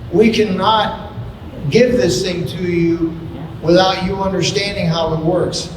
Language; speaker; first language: English; non-native, fluent; Spanish